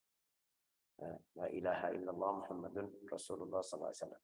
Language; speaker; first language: Indonesian; non-native, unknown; Arabic